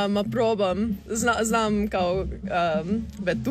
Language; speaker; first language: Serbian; early bilingual, heritage; English